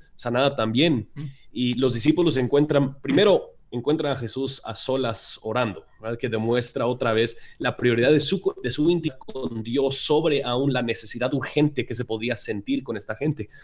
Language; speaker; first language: Spanish; early bilingual, other home language; English